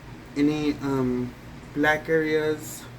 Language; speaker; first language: English; native; English